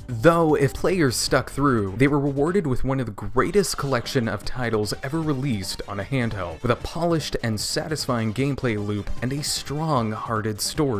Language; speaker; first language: English; native; English